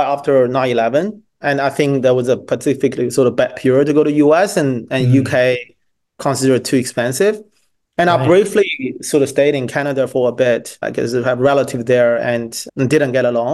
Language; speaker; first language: English; non-native, fluent; Chinese